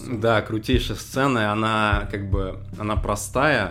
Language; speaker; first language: Russian; native; Russian